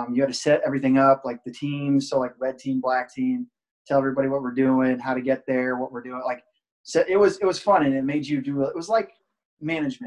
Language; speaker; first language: English; native; English